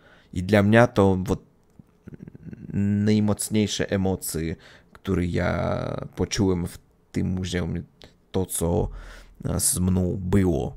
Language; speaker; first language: Polish; non-native, learner; Russian